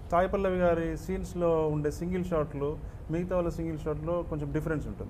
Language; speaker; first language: Telugu; native; Telugu